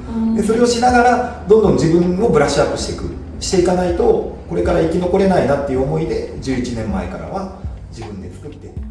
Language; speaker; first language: Japanese; native; Japanese